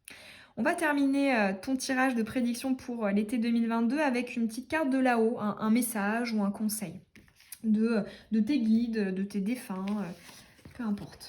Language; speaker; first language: French; native; French